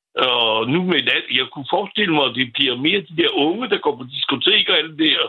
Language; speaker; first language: Danish; non-native, fluent; French